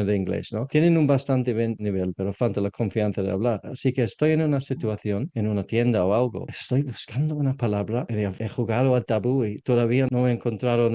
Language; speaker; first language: Spanish; non-native, learner; English